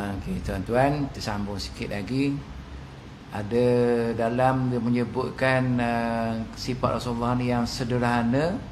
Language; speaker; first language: Malay; native; Malay